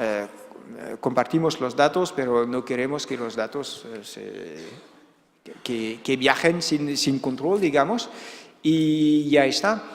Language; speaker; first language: Spanish; non-native, fluent; Dutch